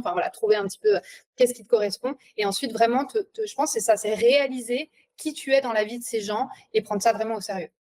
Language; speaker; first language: French; native; French